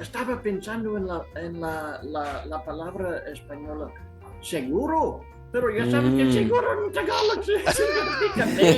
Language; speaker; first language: Spanish; non-native, fluent; English